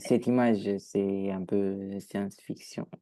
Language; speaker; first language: French; non-native, learner; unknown